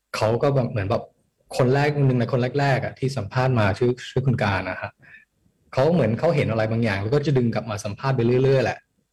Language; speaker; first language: Thai; early bilingual, heritage; Thai